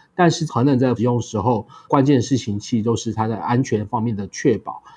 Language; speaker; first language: Chinese; native; Chinese